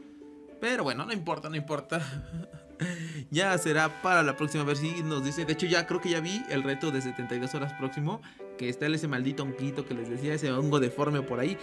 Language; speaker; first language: Spanish; native; Spanish